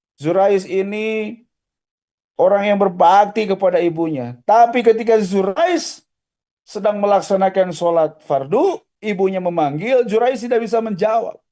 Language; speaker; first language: Indonesian; native; Indonesian